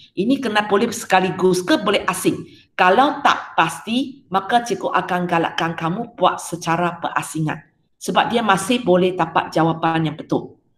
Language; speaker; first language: Malay; non-native, local second language; Chinese